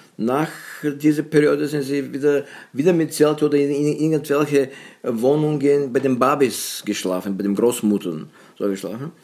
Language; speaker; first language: German; non-native, fluent; Bulgarian